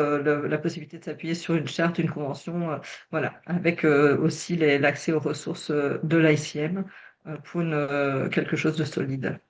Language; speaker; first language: French; native; French